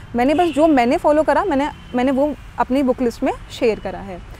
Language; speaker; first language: Hindi; native; Hindi